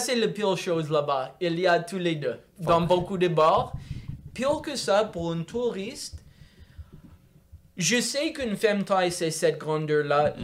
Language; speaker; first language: French; non-native, local second language; English